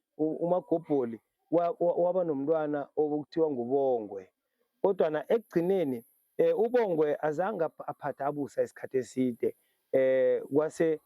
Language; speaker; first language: Zulu; non-native, local second language; South Ndebele